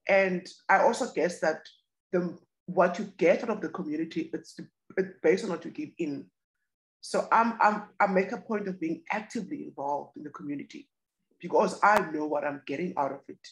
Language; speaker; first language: English; non-native, local second language; Xhosa